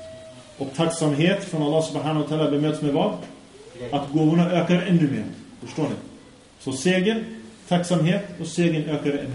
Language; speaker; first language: Swedish; early bilingual, other home language; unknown